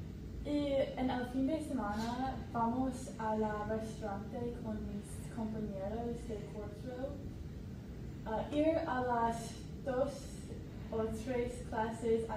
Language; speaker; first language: Spanish; non-native, learner; English